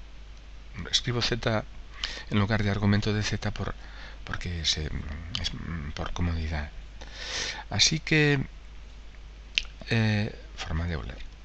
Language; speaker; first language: Spanish; native; Spanish